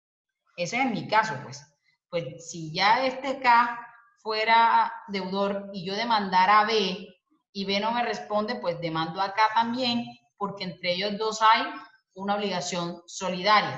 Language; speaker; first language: Spanish; native; Spanish